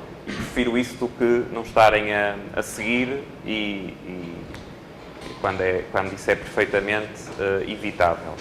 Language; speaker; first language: Portuguese; native; Portuguese